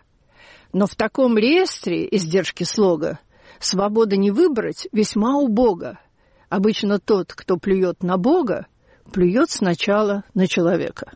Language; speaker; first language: Russian; native; Russian